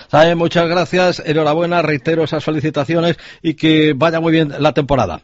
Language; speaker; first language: Spanish; native; Spanish